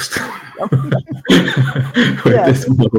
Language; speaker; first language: English; native; English